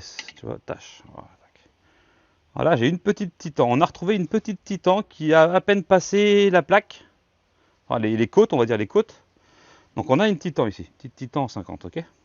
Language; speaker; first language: French; native; French